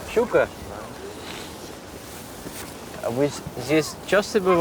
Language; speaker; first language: Russian; non-native, fluent; Dutch